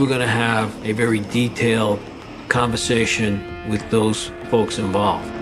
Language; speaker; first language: English; native; English